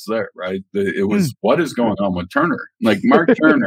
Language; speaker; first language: English; native; English